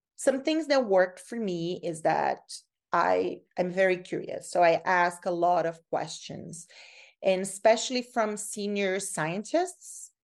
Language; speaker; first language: English; non-native, fluent; Portuguese